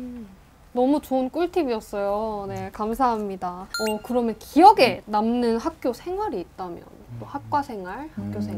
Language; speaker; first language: Korean; native; Korean